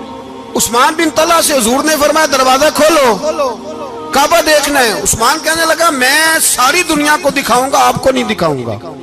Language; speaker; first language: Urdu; non-native, local second language; Punjabi